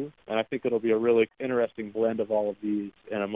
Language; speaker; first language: English; native; English